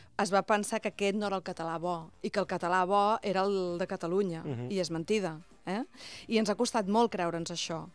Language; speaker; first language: Catalan; native; Catalan